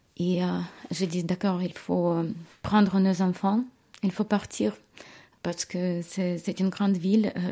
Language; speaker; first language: French; non-native, fluent; Ukrainian